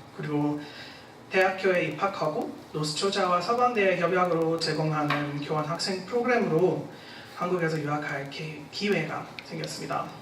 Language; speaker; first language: Korean; non-native, fluent; English